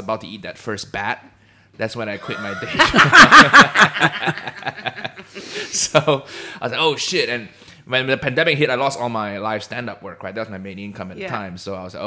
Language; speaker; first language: English; non-native, local second language; Cantonese